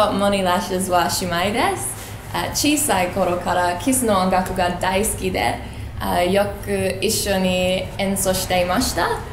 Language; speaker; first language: Japanese; non-native, learner; English